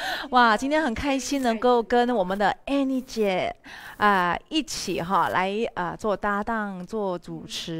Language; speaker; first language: Chinese; native; Chinese